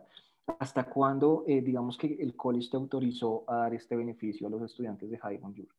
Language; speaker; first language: Spanish; native; Spanish